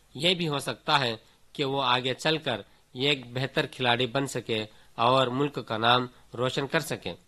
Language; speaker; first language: Hindi; native; Hindi